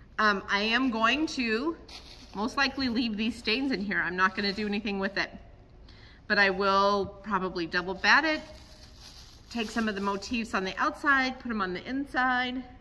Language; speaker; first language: English; native; English